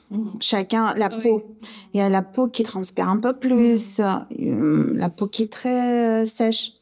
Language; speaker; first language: French; non-native, fluent; Russian